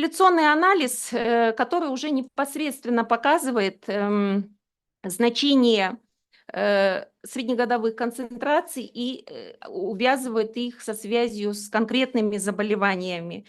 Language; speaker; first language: Russian; native; Russian